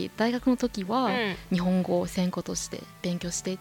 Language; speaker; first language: Japanese; non-native, fluent; Chinese